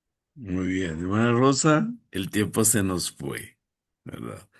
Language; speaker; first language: Spanish; native; Spanish